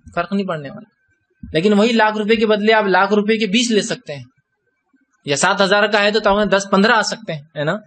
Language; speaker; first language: Urdu; native; Urdu